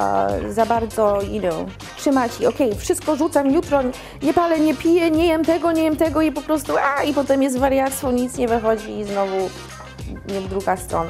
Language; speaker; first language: Polish; early bilingual, heritage; Polish